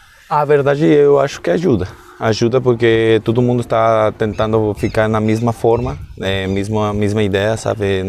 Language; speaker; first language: Portuguese; non-native, learner; Spanish